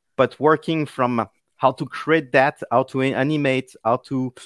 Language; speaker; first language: English; non-native, fluent; French